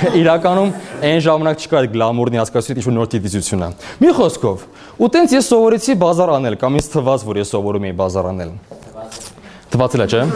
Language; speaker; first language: Armenian; early bilingual, heritage; Armenian